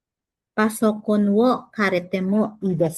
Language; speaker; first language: Japanese; non-native, learner; Filipino